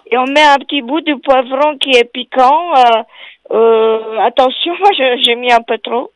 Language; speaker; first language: French; non-native, fluent; Romanian